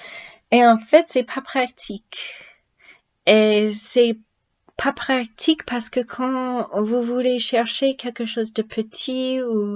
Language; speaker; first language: French; non-native, learner; English